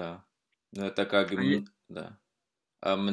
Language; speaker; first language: Russian; non-native, fluent; Norwegian